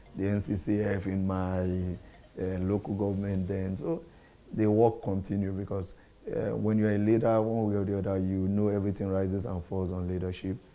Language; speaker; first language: English; non-native, local second language; Yoruba